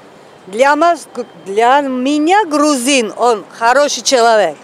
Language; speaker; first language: Russian; non-native, learner; Georgian